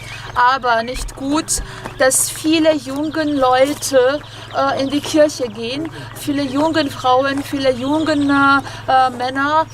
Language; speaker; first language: German; non-native, fluent; Georgian